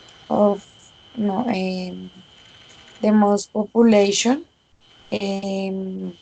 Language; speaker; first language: English; non-native, learner; Spanish